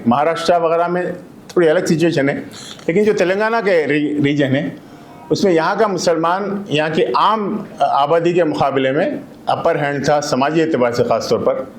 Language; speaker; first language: Urdu; native; Urdu